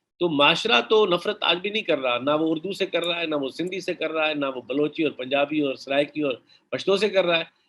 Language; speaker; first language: Urdu; non-native, local second language; Sindhi